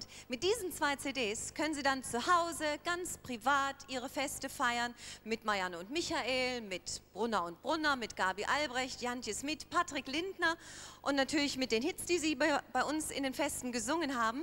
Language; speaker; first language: German; native; German